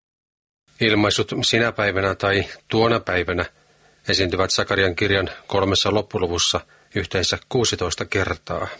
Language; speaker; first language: Finnish; native; Finnish